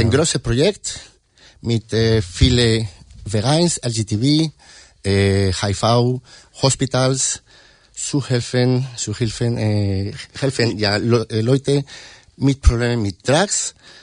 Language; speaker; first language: German; non-native, learner; Spanish